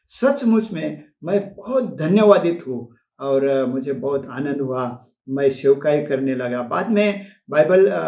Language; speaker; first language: Hindi; non-native, local second language; Marathi